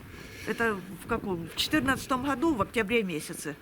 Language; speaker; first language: Russian; native; Russian